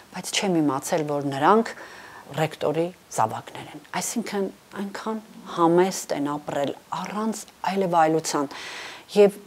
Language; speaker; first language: Armenian; native; Armenian